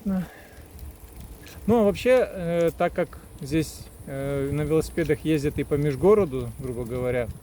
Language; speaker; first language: Russian; native; Russian